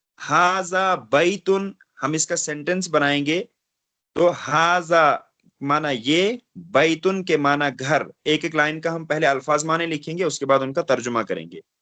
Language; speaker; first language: Urdu; non-native, local second language; Kashmiri